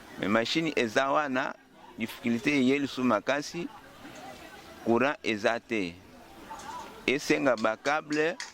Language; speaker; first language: Lingala; non-native, local second language; Luba-Lulua